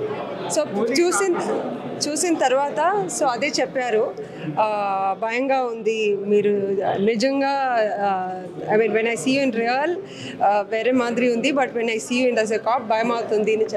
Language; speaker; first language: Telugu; non-native, learner; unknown